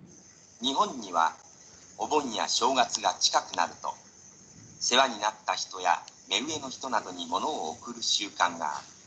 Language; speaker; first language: Japanese; non-native, learner; Indonesian